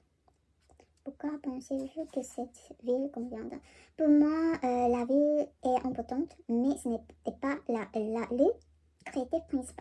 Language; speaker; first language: French; non-native, learner; Korean